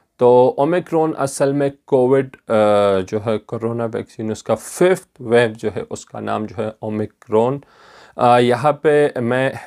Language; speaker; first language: Urdu; non-native, local second language; Pashto